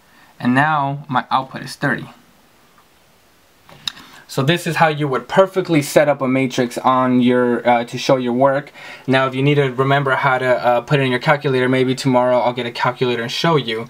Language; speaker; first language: English; native; English